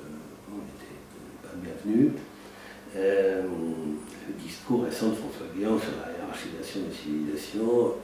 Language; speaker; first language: French; native; French